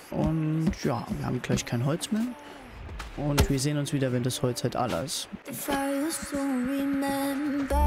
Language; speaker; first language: German; native; German